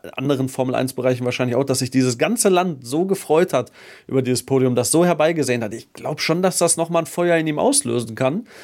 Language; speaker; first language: German; native; German